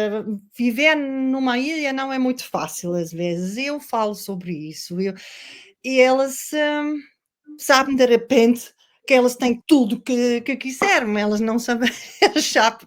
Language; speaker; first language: Portuguese; non-native, learner; Dutch